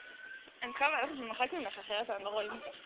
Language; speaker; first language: Hebrew; native; Hebrew